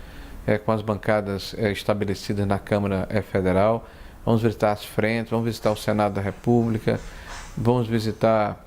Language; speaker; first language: Portuguese; native; Portuguese